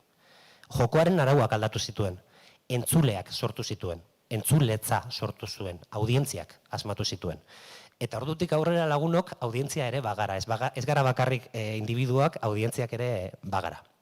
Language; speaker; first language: Basque; native; Basque